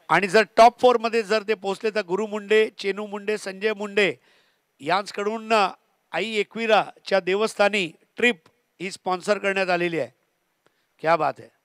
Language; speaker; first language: Marathi; native; Marathi